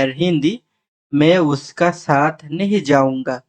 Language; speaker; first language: Hindi; non-native, learner; Bangla